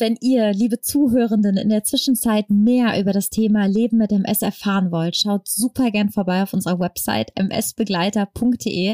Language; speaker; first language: German; native; German